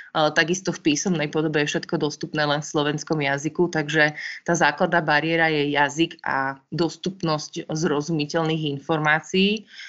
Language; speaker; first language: Slovak; native; Slovak